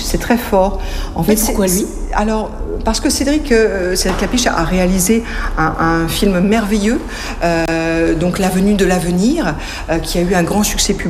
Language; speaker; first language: French; native; French